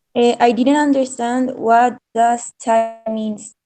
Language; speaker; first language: English; non-native, learner; Spanish